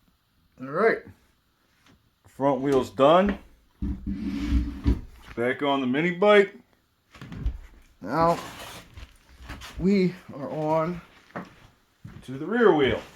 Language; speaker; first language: English; native; English